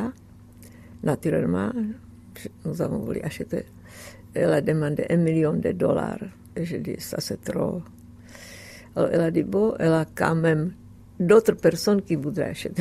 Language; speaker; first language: French; non-native, fluent; Czech